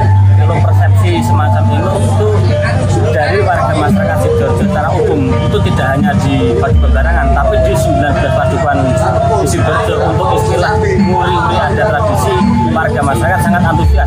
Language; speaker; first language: Indonesian; non-native, local second language; Javanese